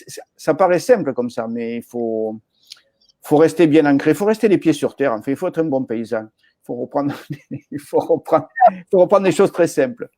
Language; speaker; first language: French; native; French